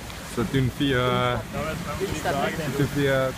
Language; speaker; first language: French; non-native, learner; Dutch